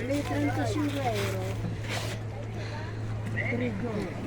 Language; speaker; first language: Italian; non-native, fluent; Filipino